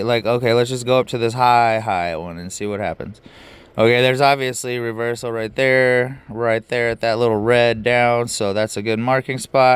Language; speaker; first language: English; native; English